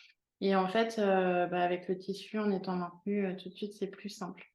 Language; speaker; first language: French; native; French